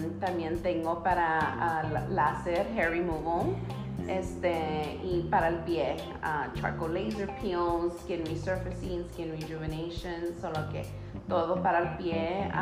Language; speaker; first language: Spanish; early bilingual, heritage; Spanish